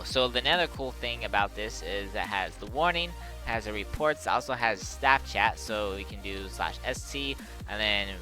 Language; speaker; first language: English; native; English